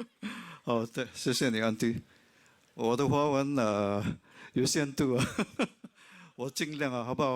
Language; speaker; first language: Chinese; non-native, local second language; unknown